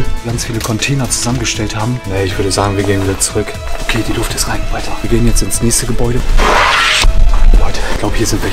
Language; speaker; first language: German; native; German